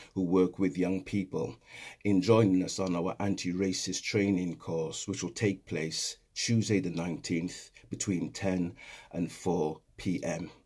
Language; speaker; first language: English; native; English